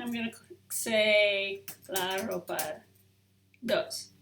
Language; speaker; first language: Spanish; non-native, learner; English